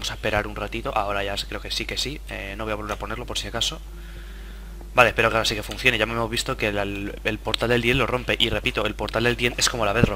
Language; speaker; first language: Spanish; native; Spanish